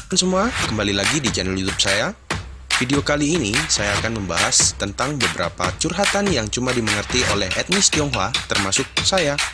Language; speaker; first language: Indonesian; native; Indonesian